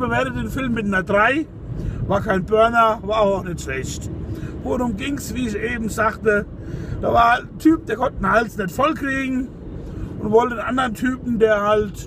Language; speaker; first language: German; native; German